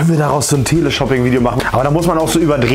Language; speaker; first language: German; native; German